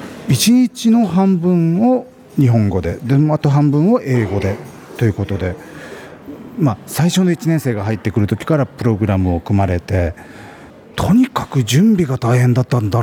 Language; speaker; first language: Japanese; native; Japanese